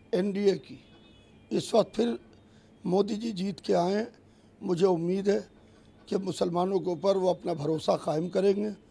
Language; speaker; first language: Hindi; native; Hindi